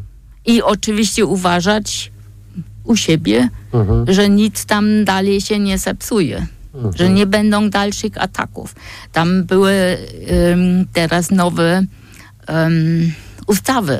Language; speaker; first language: Polish; non-native, fluent; German